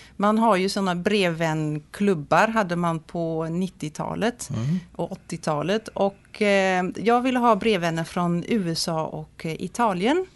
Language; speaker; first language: Swedish; non-native, fluent; Dutch